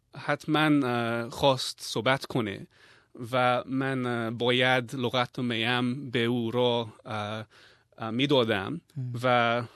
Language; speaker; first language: Persian; non-native, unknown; English